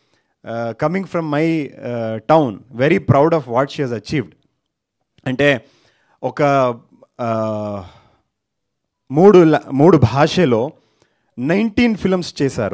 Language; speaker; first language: Telugu; non-native, learner; Kannada